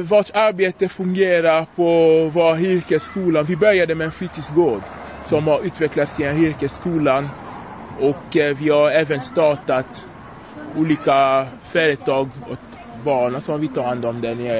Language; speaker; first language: Swedish; non-native, fluent; French